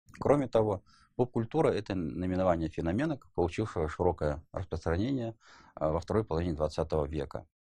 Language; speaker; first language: Russian; native; Russian